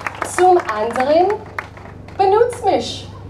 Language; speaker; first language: German; non-native, learner; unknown